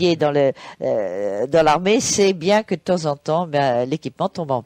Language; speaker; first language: French; native; French